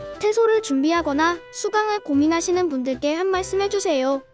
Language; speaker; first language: Korean; native; Korean